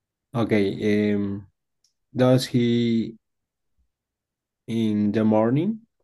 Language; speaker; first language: English; non-native, learner; Spanish